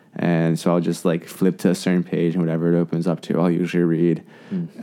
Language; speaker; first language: English; native; English